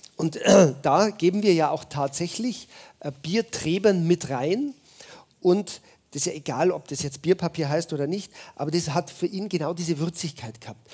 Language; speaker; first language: German; native; German